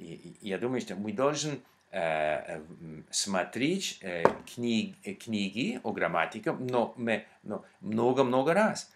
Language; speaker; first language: Russian; non-native, learner; English